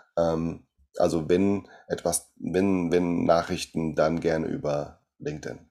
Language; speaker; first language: German; early bilingual, other home language; Portuguese